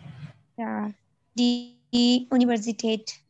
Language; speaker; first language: German; non-native, learner; Urdu